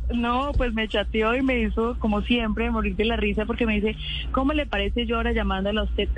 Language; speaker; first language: Spanish; native; Spanish